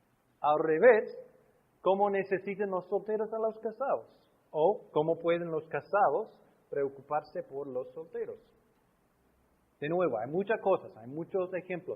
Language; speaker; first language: Spanish; non-native, fluent; English